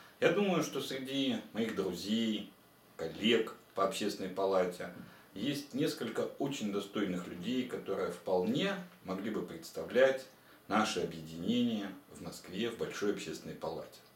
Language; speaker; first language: Russian; native; Russian